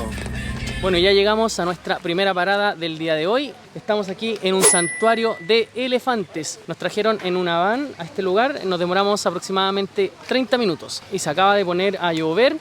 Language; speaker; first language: Spanish; native; Spanish